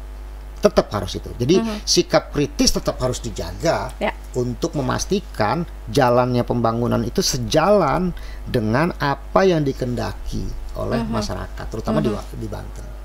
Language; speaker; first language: Indonesian; native; Indonesian